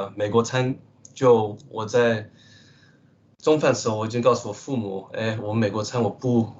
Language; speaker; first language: Chinese; early bilingual, heritage; Chinese